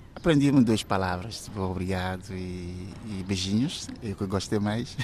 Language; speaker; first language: Portuguese; non-native, fluent; Ewe